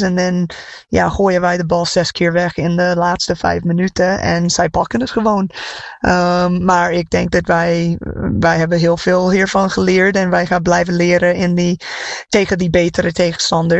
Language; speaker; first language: Dutch; non-native, fluent; English